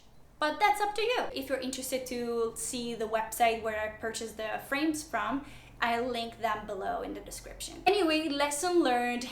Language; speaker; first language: English; non-native, fluent; Italian